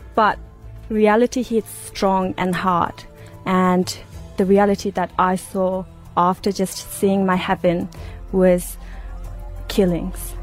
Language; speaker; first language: English; non-native, fluent; Persian